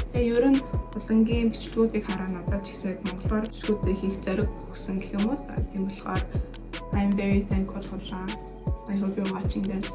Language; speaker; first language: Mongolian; early bilingual, heritage; Mongolian